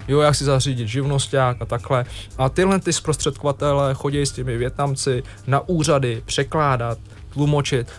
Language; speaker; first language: Czech; early bilingual, other home language; Vietnamese